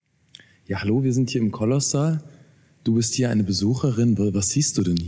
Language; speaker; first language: German; native; German